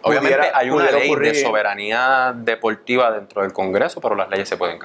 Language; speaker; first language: Spanish; native; Spanish